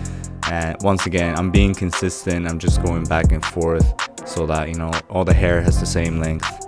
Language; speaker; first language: English; non-native, fluent; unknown